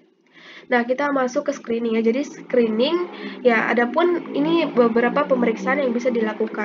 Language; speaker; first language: Indonesian; native; Indonesian